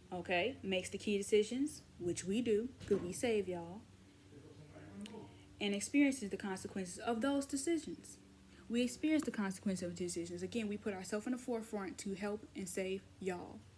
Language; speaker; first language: English; native; English